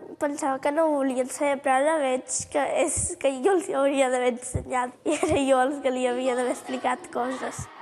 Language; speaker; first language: Catalan; early bilingual, other home language; Romanian